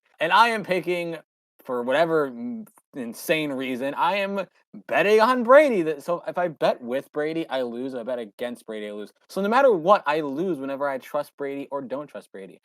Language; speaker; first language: English; native; English